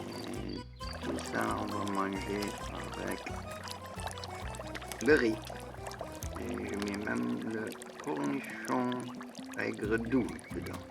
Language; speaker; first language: French; non-native, learner; English